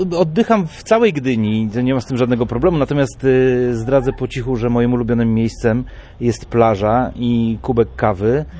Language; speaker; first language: Polish; native; Polish